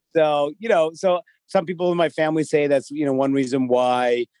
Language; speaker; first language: English; native; English